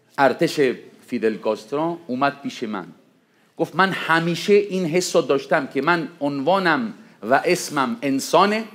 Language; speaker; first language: Persian; non-native, fluent; Spanish